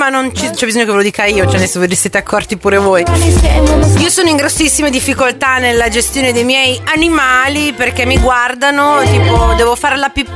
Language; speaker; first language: Italian; native; Italian